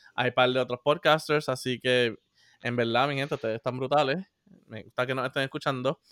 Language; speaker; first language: Spanish; native; Spanish